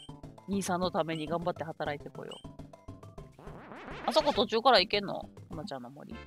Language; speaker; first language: Japanese; native; Japanese